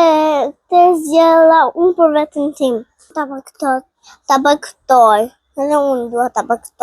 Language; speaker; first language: Albanian; early bilingual, heritage; Albanian